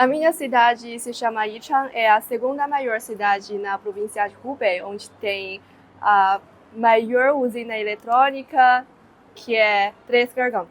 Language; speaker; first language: Portuguese; non-native, fluent; Chinese